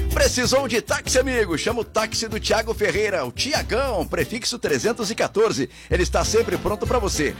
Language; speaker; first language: Portuguese; native; Portuguese